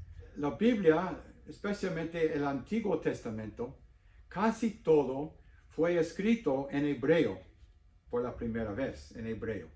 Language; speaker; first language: Spanish; non-native, fluent; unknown